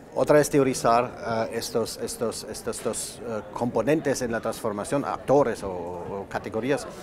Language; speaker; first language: Spanish; non-native, fluent; German